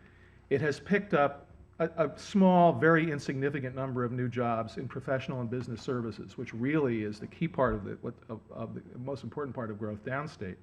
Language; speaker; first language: English; native; English